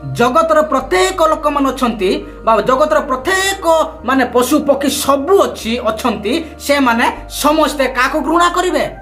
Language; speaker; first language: Odia; non-native, local second language; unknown